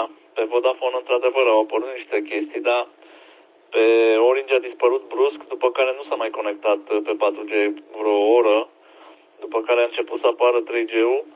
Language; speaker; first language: Romanian; native; Romanian